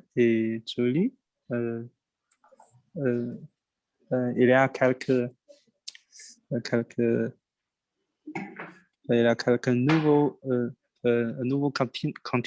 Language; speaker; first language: French; non-native, learner; Chinese